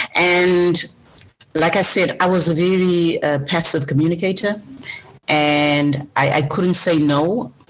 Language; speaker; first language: English; non-native, local second language; Shona